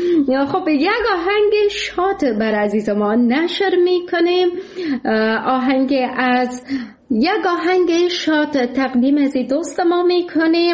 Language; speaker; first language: Persian; native; Persian